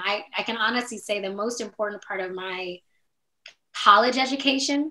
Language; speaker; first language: English; native; English